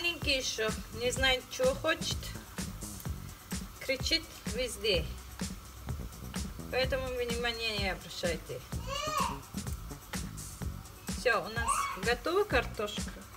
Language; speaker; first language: Russian; non-native, learner; Tajik